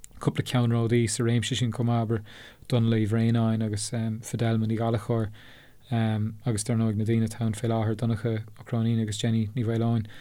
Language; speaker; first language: Irish; non-native, local second language; English